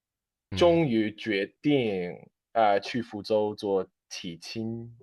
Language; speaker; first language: Chinese; non-native, fluent; English